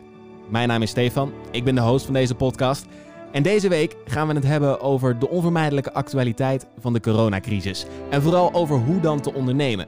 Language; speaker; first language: Dutch; native; Dutch